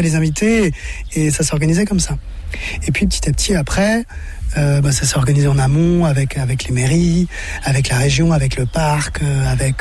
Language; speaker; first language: French; native; French